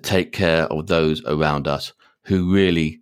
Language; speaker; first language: English; native; English